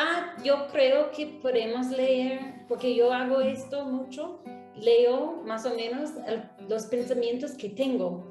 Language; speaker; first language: Spanish; non-native, fluent; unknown